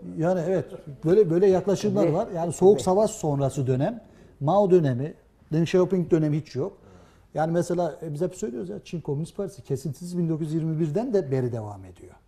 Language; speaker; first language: Turkish; native; Turkish